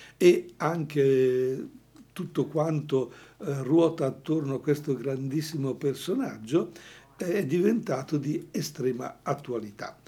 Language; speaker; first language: Italian; native; Italian